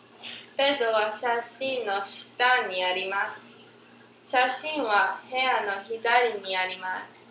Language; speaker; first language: Japanese; non-native, learner; English